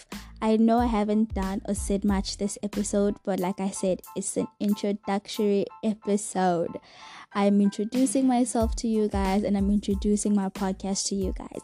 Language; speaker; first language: English; non-native, local second language; Xhosa